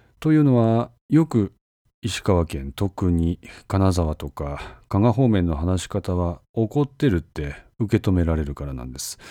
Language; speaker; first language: Japanese; native; Japanese